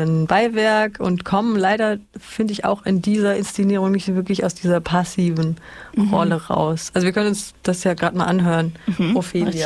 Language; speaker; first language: German; native; German